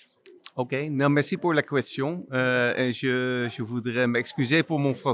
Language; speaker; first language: French; non-native, learner; Dutch